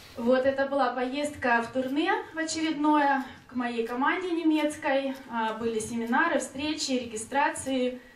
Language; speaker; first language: Russian; native; Russian